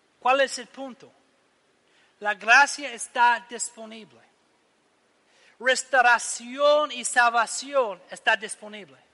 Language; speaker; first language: Spanish; non-native, learner; English